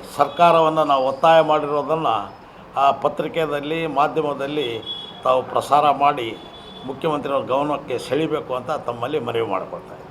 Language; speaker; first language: Kannada; non-native, local second language; Lambadi